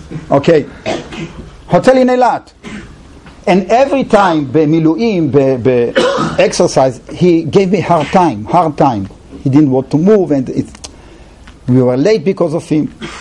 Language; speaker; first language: English; non-native, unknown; Hebrew